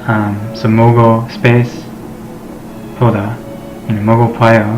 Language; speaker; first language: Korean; non-native, learner; English